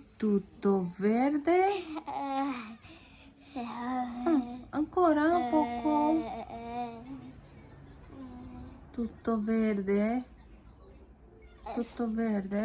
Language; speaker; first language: Italian; early bilingual, other home language; Bangla